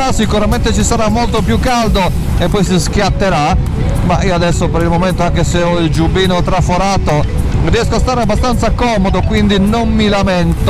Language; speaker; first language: Italian; native; Italian